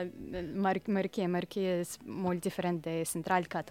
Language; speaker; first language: Catalan; non-native, learner; Russian